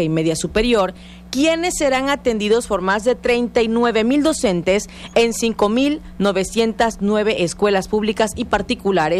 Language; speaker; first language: Spanish; native; Spanish